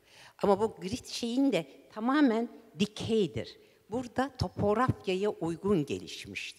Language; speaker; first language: Turkish; native; Turkish